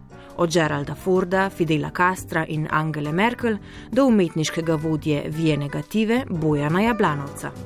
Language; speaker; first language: Slovenian; native; Slovenian